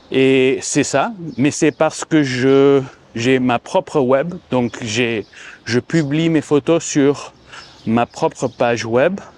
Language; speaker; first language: French; non-native, fluent; Spanish